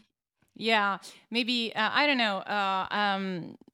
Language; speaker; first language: English; non-native, fluent; Italian